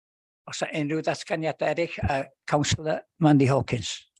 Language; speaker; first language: Welsh; native; Welsh